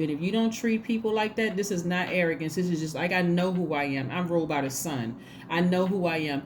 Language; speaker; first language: English; native; English